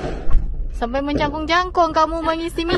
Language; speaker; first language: Malay; native; Malay